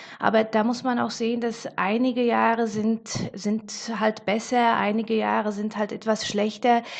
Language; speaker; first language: German; non-native, fluent; Slovak